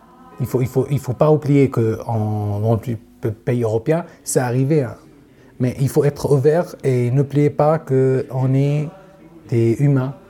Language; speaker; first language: French; non-native, learner; Arabic